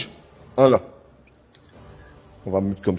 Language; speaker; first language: French; native; French